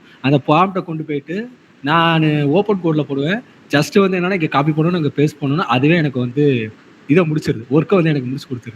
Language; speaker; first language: Tamil; native; Tamil